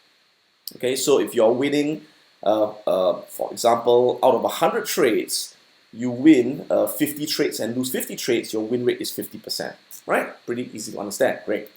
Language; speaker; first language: English; native; English